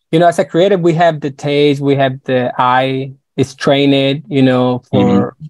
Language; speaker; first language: English; non-native, fluent; Spanish